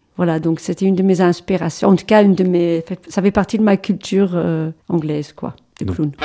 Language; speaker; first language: French; non-native, fluent; English